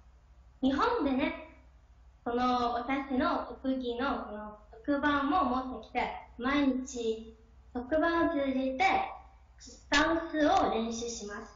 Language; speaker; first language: Japanese; non-native, learner; Chinese